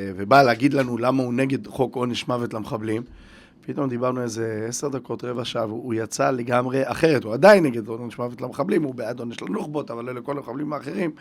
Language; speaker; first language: Hebrew; native; Hebrew